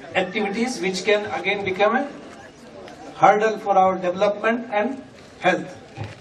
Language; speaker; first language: English; non-native, local second language; Telugu